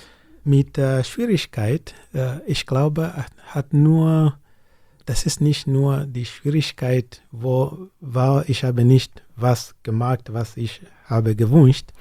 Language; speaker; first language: German; non-native, learner; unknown